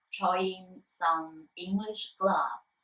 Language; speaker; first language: English; non-native, learner; Vietnamese